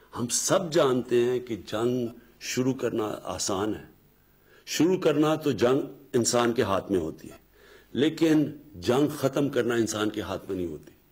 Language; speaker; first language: Urdu; native; Urdu